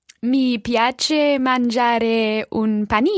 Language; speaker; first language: Italian; non-native, learner; English